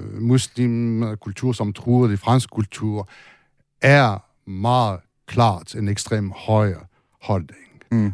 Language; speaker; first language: Danish; non-native, fluent; French